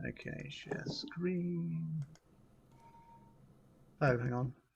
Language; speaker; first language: English; native; English